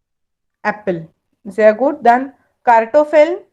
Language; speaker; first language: German; non-native, fluent; Hindi